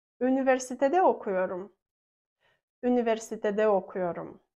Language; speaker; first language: Turkish; non-native, fluent; Russian